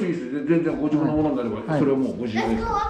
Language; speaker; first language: Japanese; native; Japanese